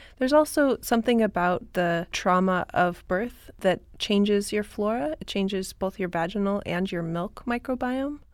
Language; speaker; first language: English; native; English